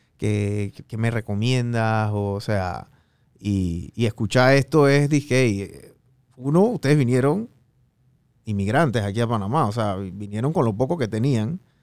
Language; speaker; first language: Spanish; native; Spanish